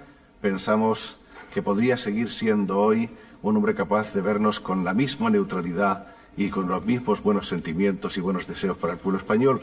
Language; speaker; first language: Spanish; native; Spanish